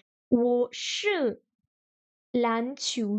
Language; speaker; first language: Chinese; non-native, learner; French